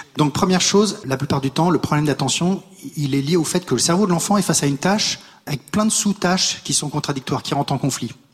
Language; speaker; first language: French; native; French